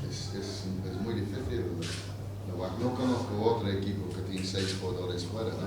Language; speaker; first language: Spanish; non-native, fluent; English